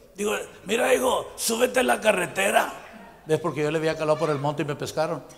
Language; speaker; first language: Spanish; native; Spanish